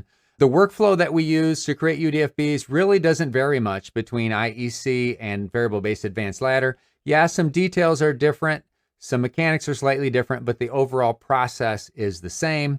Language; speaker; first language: English; native; English